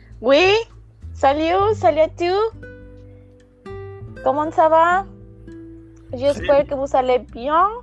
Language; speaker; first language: French; non-native, learner; Spanish